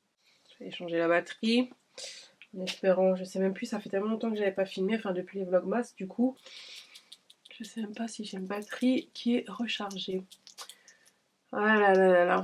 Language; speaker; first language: French; native; French